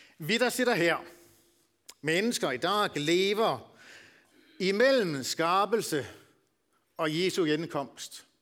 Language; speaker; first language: Danish; native; Danish